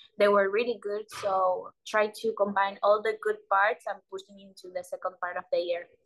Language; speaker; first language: English; non-native, learner; Spanish